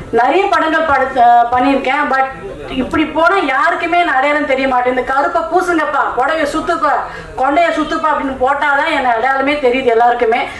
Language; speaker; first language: Tamil; non-native, local second language; Telugu